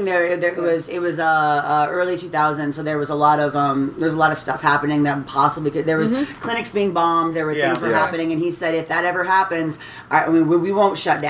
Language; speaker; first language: English; native; English